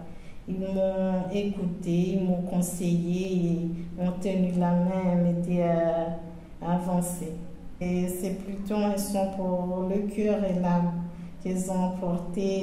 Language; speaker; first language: French; non-native, local second language; Comorian